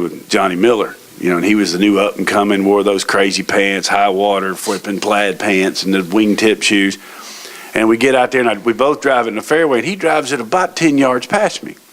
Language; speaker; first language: English; native; English